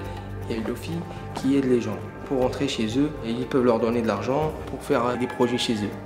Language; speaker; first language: French; non-native, local second language; Arabic